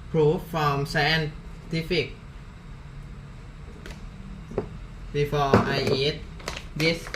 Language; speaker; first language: English; non-native, learner; Thai